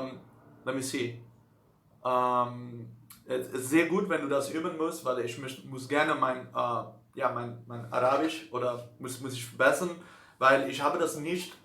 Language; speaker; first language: German; non-native, learner; Dutch